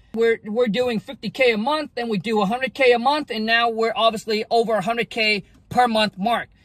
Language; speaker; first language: English; early bilingual, other home language; Vietnamese